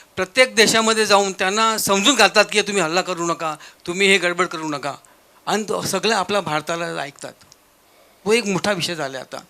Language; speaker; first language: Marathi; non-native, local second language; Marwari